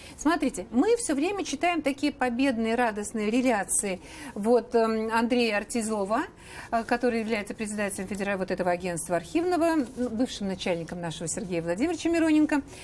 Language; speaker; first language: Russian; native; Russian